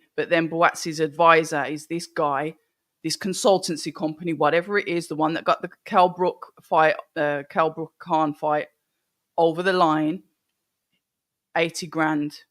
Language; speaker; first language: English; native; English